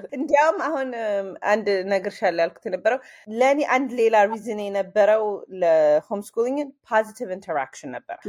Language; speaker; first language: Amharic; early bilingual, heritage; Amharic